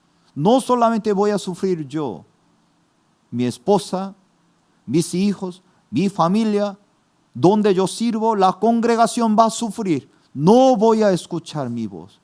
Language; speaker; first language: Spanish; non-native, fluent; Korean